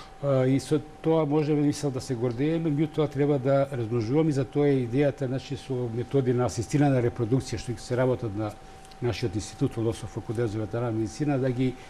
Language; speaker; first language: Macedonian; native; Macedonian